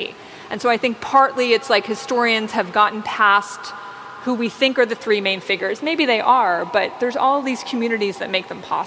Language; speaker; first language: English; native; English